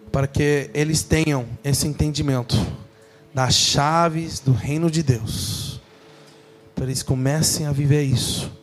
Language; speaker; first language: Portuguese; non-native, fluent; English